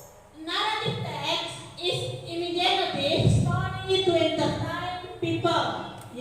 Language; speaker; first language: English; non-native, learner; Indonesian